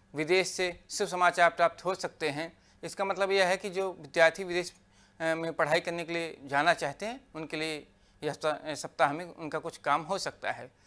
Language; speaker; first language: Hindi; native; Hindi